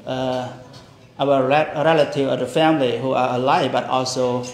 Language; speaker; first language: English; non-native, fluent; Khmer